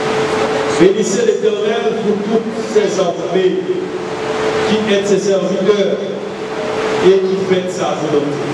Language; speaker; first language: French; non-native, local second language; Haitian Creole